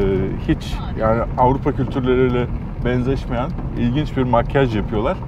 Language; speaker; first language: Turkish; native; Turkish